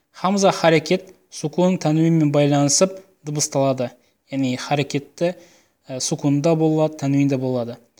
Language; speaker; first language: Kazakh; native; Kazakh